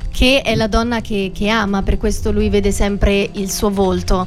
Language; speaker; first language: Italian; native; Italian